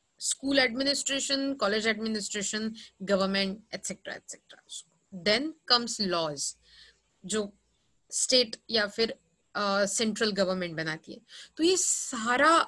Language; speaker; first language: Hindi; non-native, local second language; Marathi